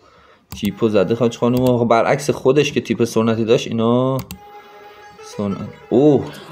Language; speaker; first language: Persian; native; Persian